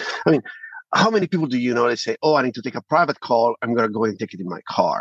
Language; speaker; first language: English; non-native, fluent; Italian